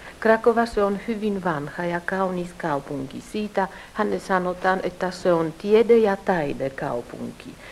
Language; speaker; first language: Finnish; early bilingual, heritage; Polish